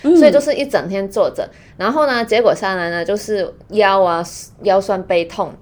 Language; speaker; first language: Chinese; non-native, fluent; Cantonese